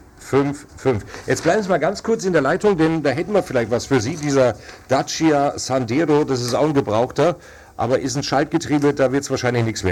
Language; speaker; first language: German; native; German